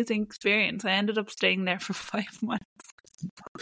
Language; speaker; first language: English; native; English